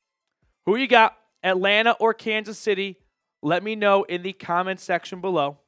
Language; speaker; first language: English; native; English